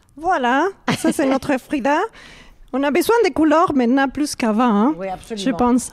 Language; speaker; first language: French; non-native, learner; Spanish